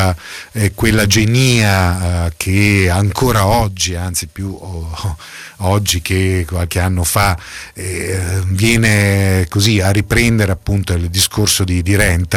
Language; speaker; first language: Italian; native; Italian